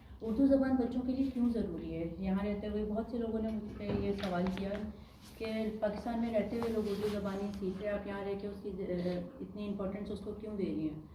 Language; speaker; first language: Urdu; native; Urdu